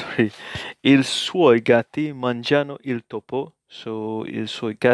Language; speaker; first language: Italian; non-native, learner; English